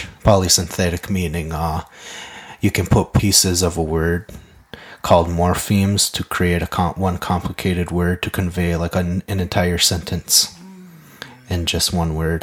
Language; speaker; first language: English; non-native, fluent; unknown